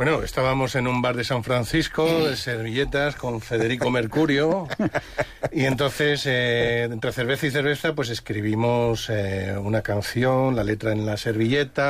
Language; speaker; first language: Spanish; native; Spanish